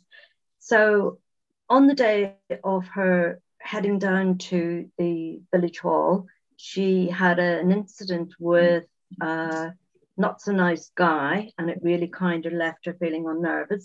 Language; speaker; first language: English; native; English